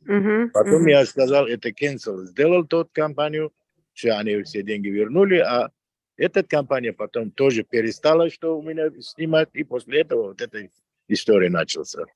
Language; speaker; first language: Russian; non-native, local second language; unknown